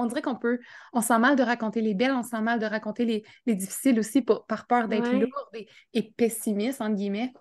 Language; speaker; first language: French; native; French